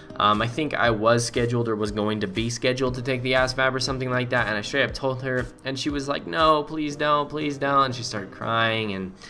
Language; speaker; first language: English; native; English